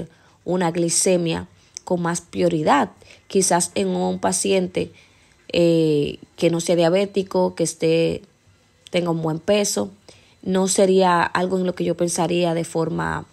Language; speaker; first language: Spanish; native; Spanish